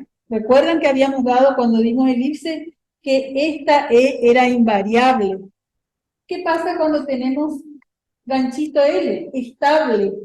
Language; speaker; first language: Spanish; native; Spanish